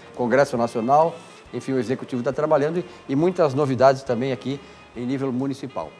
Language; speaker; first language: Portuguese; native; Portuguese